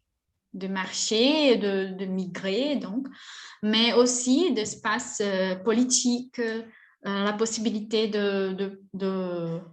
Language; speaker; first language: French; non-native, fluent; Portuguese